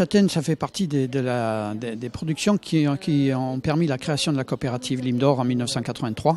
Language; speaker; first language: French; native; French